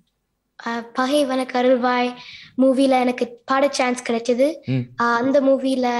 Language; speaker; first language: Tamil; early bilingual, heritage; Tamil